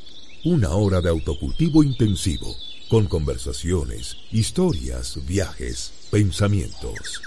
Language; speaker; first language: Spanish; native; Spanish